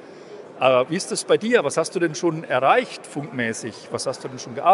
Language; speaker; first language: German; native; German